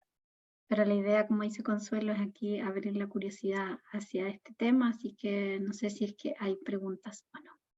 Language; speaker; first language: Spanish; native; Spanish